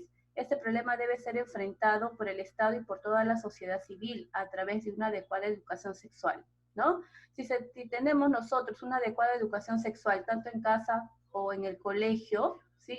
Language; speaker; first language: Spanish; native; Spanish